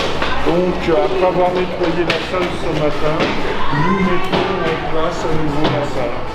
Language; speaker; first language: French; non-native, fluent; Greek